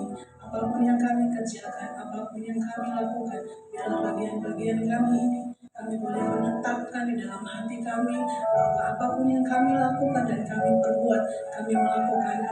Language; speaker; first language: Indonesian; native; Indonesian